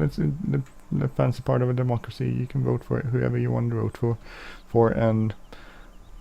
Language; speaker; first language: English; non-native, fluent; Swedish